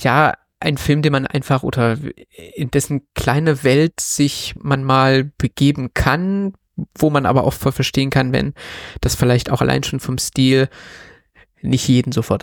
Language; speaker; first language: German; native; German